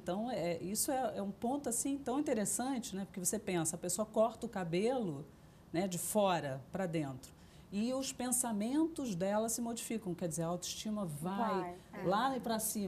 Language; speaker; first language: Portuguese; native; Portuguese